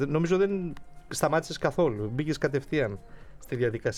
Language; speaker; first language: Greek; native; Greek